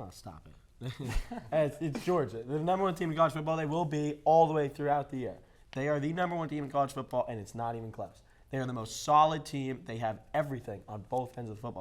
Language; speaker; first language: English; native; English